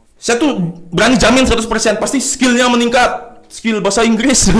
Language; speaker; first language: Indonesian; native; Indonesian